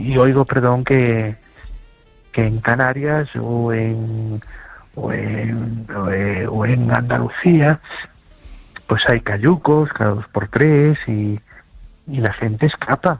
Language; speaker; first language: Spanish; native; Spanish